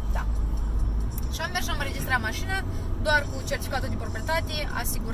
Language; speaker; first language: Romanian; native; Romanian